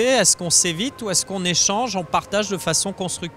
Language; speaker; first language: French; native; French